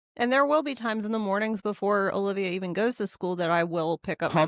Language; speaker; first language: English; native; English